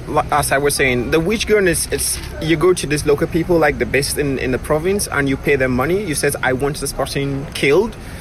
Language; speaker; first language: English; non-native, local second language; Krio